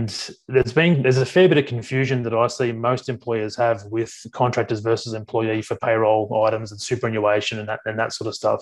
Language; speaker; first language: English; native; English